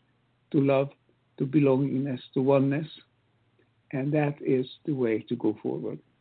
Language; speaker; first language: English; non-native, fluent; Hungarian